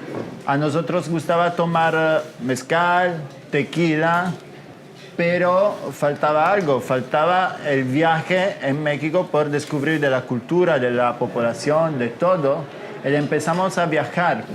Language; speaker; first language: Spanish; non-native, learner; Italian